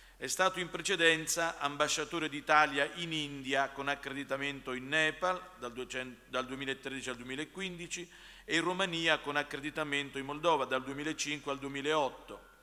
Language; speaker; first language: Italian; native; Italian